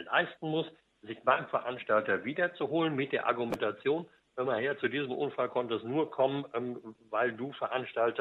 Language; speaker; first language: German; native; German